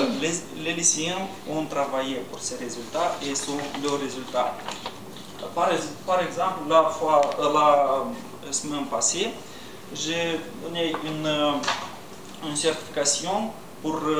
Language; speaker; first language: French; non-native, learner; Romanian